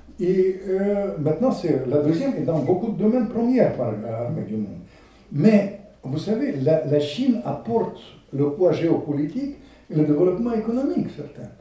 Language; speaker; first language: French; non-native, fluent; Russian